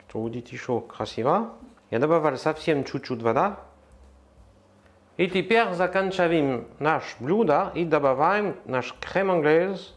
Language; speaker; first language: Russian; non-native, learner; French